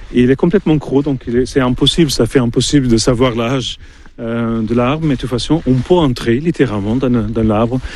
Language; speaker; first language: French; non-native, fluent; Portuguese